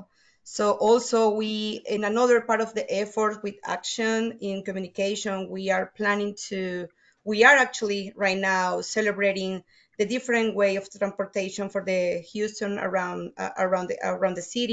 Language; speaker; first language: English; non-native, fluent; Spanish